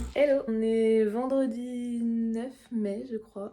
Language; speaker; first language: French; native; French